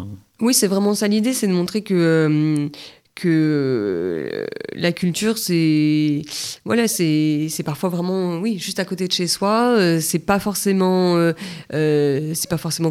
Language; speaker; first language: French; native; French